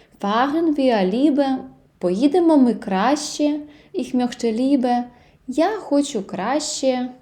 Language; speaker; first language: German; non-native, fluent; Ukrainian